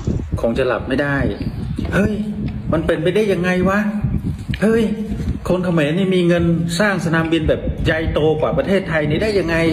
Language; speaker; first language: Thai; native; Thai